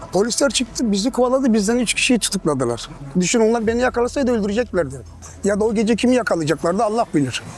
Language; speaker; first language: Turkish; early bilingual, heritage; Turkish